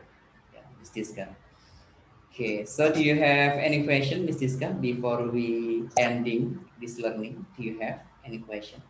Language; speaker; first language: English; non-native, learner; Indonesian